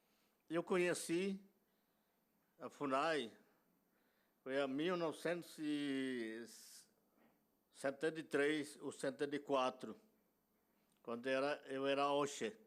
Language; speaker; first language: Portuguese; non-native, local second language; Yanomámi